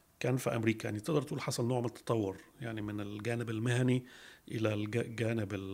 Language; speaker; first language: Arabic; early bilingual, heritage; Arabic